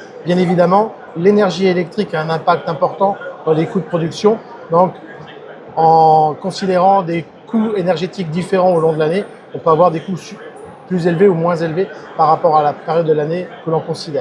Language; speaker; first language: French; native; French